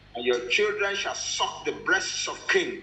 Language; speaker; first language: English; non-native, local second language; Yoruba